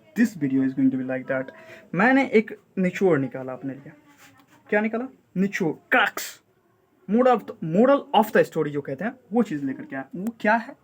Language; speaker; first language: Hindi; native; Hindi